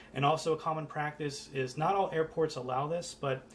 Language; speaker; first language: English; native; English